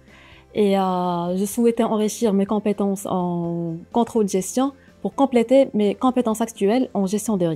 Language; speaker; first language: French; non-native, local second language; Arabic